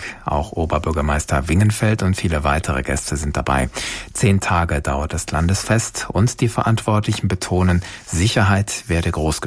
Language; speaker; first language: German; native; German